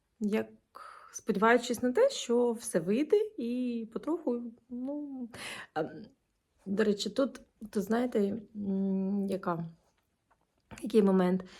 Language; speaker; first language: Ukrainian; non-native, local second language; Russian